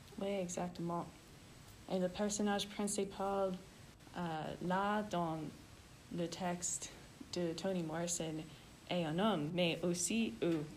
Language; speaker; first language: French; non-native, learner; English